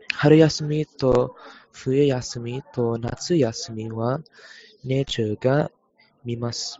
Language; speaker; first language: Japanese; non-native, learner; English